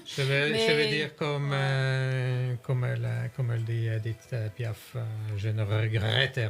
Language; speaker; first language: French; non-native, fluent; Norwegian